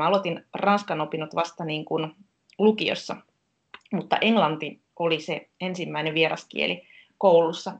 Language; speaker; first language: Finnish; native; Finnish